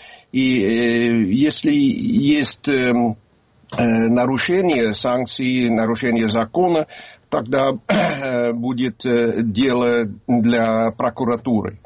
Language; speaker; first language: Russian; non-native, learner; Dutch